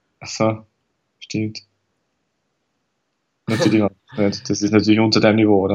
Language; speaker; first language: German; native; German